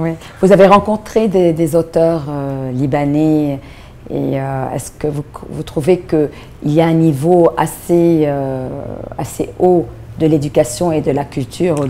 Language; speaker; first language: French; non-native, local second language; Arabic